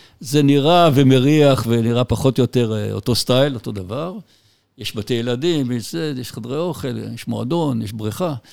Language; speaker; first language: Hebrew; native; Hebrew